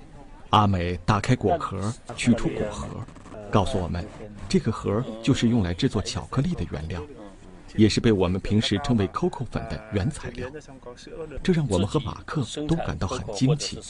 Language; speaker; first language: Chinese; native; Chinese